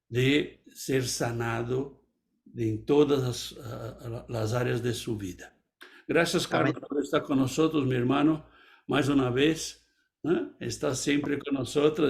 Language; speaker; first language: Spanish; non-native, fluent; Portuguese